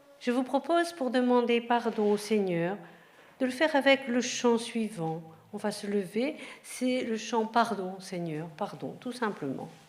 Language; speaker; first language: French; native; French